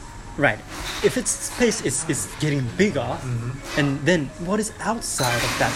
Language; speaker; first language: English; non-native, learner; Japanese